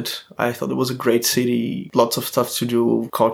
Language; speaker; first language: English; non-native, fluent; Portuguese